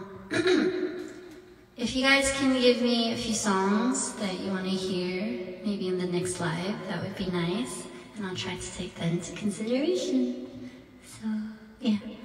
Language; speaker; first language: English; early bilingual, other home language; Korean